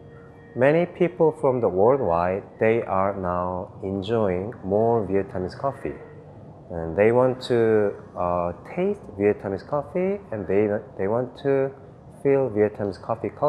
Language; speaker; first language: English; non-native, fluent; Korean